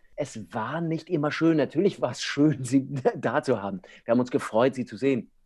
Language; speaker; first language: German; non-native, fluent; English